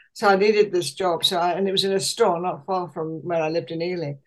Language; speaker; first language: English; native; English